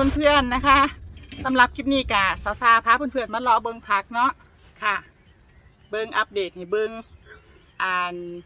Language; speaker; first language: Thai; native; Thai